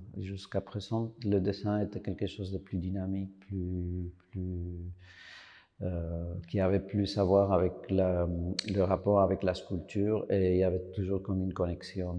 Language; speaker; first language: French; non-native, fluent; Spanish